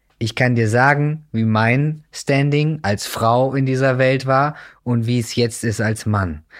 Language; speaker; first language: German; native; German